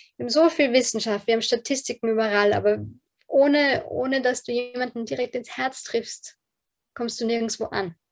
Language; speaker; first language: German; early bilingual, other home language; Polish